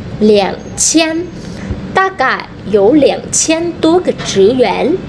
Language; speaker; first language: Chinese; non-native, fluent; Vietnamese